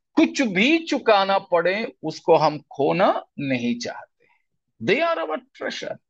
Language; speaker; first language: Hindi; non-native, local second language; Malayalam